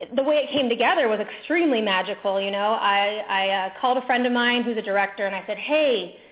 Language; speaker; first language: English; native; English